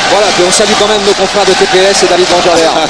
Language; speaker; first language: French; native; French